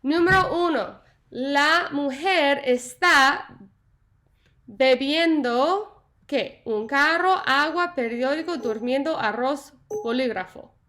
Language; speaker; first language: Spanish; non-native, learner; English